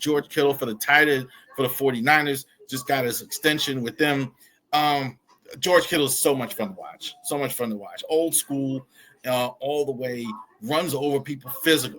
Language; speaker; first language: English; native; English